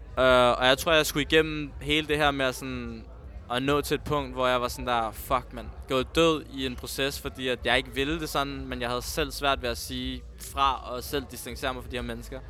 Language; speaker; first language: Danish; early bilingual, other home language; Spanish